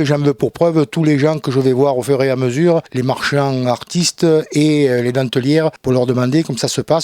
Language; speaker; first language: French; native; French